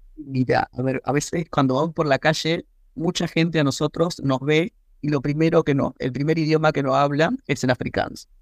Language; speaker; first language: Spanish; native; Spanish